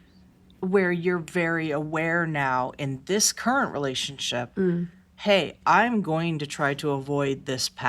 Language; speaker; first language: English; native; English